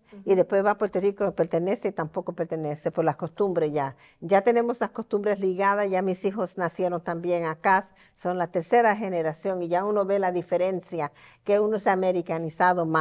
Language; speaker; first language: Spanish; early bilingual, heritage; Spanish